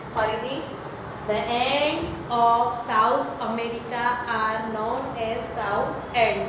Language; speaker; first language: English; non-native, local second language; Gujarati